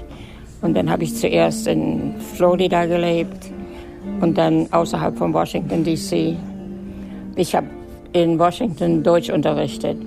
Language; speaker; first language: German; native; German